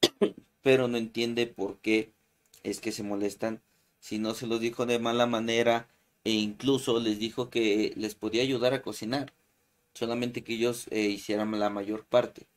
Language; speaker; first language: Spanish; native; Spanish